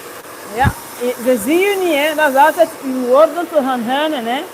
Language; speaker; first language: Dutch; non-native, fluent; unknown